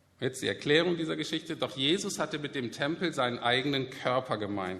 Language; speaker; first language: German; native; German